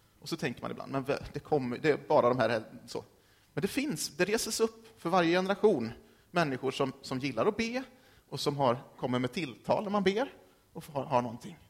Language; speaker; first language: Swedish; native; Swedish